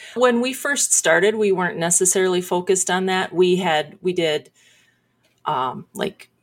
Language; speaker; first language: English; native; English